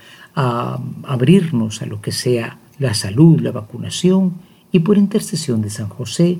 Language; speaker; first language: Spanish; native; Spanish